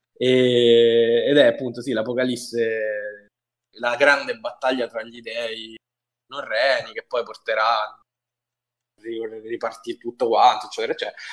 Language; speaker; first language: Italian; native; Italian